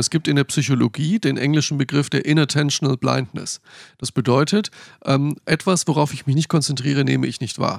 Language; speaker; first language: German; native; German